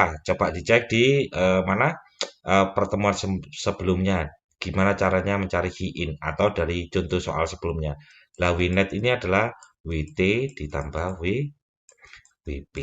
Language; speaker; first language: Indonesian; native; Indonesian